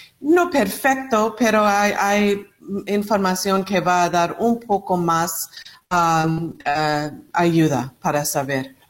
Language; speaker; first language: Spanish; non-native, learner; English